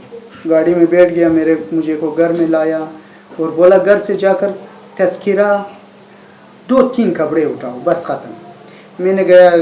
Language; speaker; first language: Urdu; non-native, learner; Persian